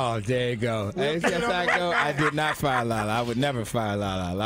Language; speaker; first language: English; native; English